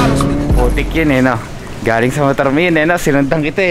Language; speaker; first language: Filipino; native; Filipino